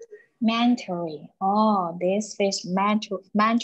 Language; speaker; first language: English; non-native, learner; Chinese